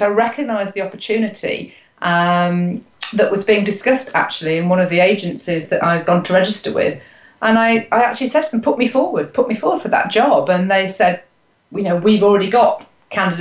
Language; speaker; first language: English; native; English